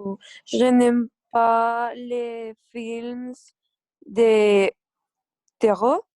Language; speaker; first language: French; non-native, learner; Spanish